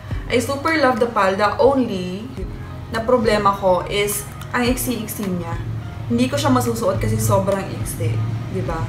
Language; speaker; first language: Filipino; native; Filipino